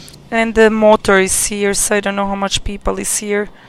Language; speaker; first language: English; non-native, fluent; Croatian